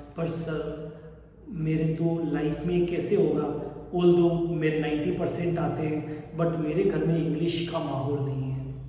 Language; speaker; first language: Hindi; native; Hindi